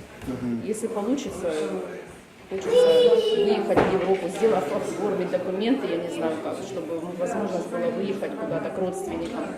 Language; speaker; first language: Russian; native; Russian